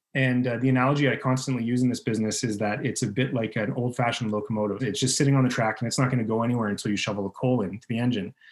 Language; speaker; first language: English; native; English